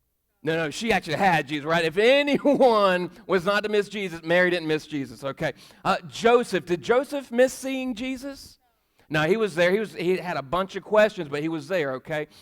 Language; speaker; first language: English; native; English